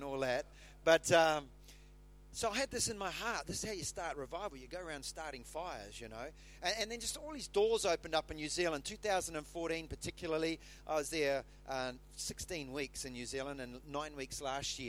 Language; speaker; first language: English; native; English